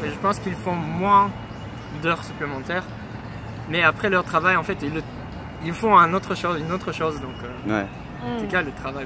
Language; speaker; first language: French; non-native, fluent; Japanese